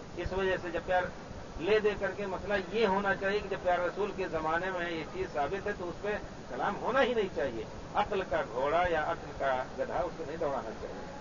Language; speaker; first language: Urdu; native; Urdu